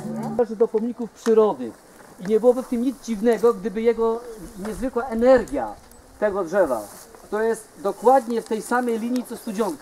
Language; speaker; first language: Polish; native; Polish